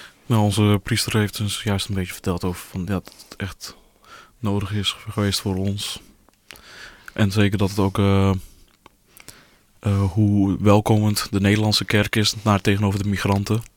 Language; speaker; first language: Dutch; non-native, fluent; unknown